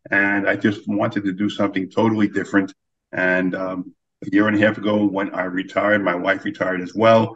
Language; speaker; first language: English; native; English